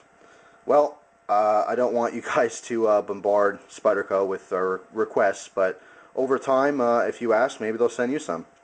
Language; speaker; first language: English; native; English